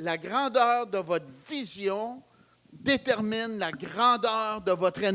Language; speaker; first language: French; native; French